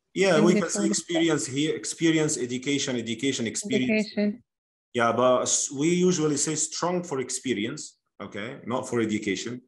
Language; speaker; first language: English; non-native, fluent; Arabic